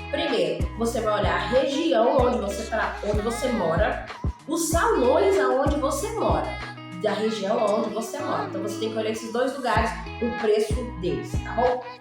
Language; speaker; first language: Portuguese; native; Portuguese